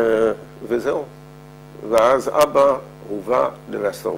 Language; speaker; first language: Hebrew; non-native, fluent; Dutch